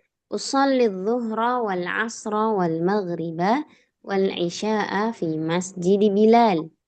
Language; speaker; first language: Arabic; non-native, fluent; Indonesian